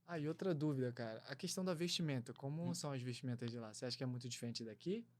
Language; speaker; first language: Portuguese; native; Portuguese